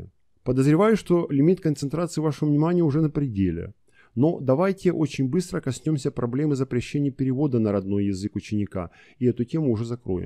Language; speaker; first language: Russian; native; Russian